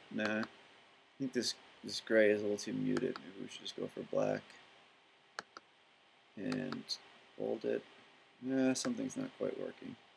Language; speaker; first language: English; native; English